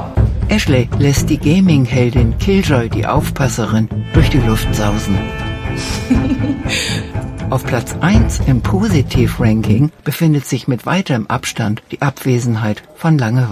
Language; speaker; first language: German; native; German